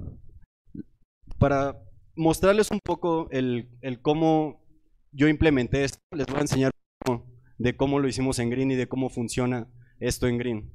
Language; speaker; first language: Spanish; native; Spanish